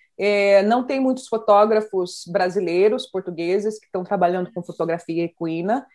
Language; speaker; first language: Portuguese; native; Portuguese